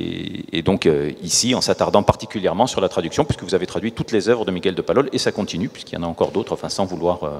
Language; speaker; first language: French; native; French